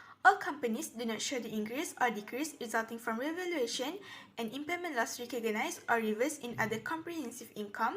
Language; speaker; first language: English; non-native, local second language; Malay